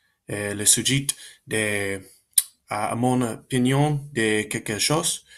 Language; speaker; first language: French; non-native, learner; Spanish